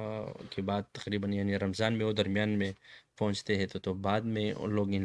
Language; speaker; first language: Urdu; non-native, local second language; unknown